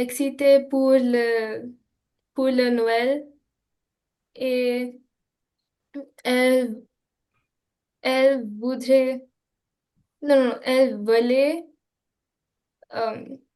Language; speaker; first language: French; non-native, learner; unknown